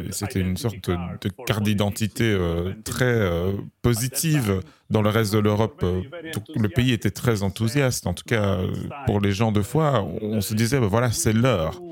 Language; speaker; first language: French; non-native, fluent; Slovenian